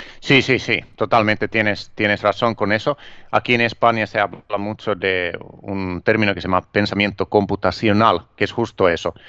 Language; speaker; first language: Spanish; non-native, fluent; Finnish